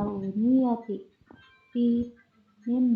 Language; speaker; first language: Arabic; non-native, learner; Indonesian